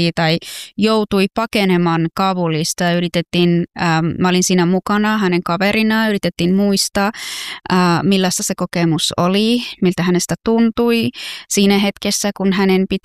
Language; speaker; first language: Finnish; non-native, fluent; Persian